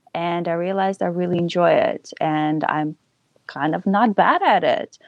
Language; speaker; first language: English; early bilingual, other home language; Ukrainian